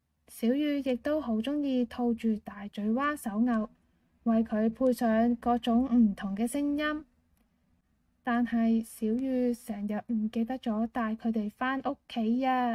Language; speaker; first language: Cantonese; native; Cantonese